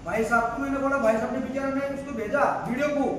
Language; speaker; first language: Hindi; non-native, local second language; Marathi